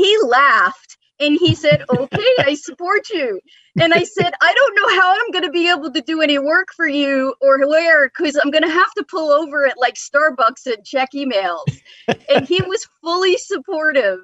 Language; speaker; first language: English; native; English